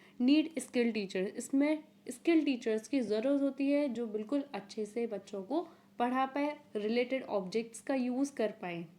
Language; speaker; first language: Hindi; native; Hindi